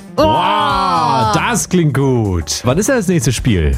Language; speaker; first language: German; native; German